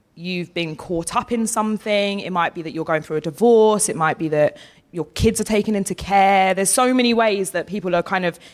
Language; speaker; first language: English; native; English